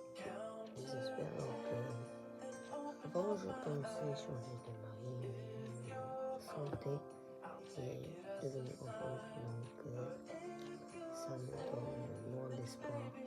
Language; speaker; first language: French; non-native, learner; Japanese